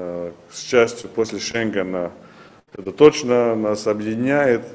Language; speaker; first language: Russian; native; Russian